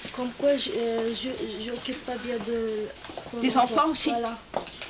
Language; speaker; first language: French; native; French